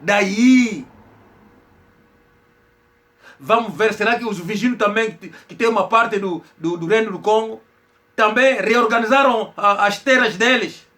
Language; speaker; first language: Portuguese; non-native, local second language; Kongo